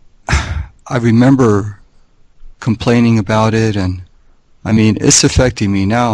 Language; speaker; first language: English; native; English